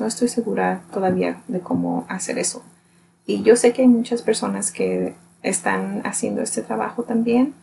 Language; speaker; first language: Spanish; early bilingual, heritage; Spanish